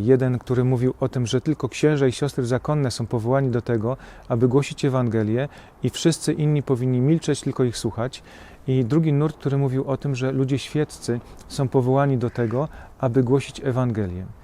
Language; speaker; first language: Polish; native; Polish